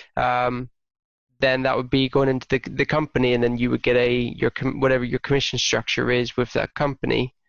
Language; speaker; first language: English; native; English